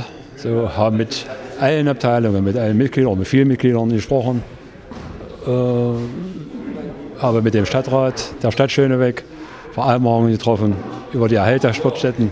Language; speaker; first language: German; native; German